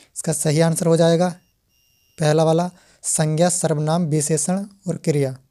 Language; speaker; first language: Hindi; native; Hindi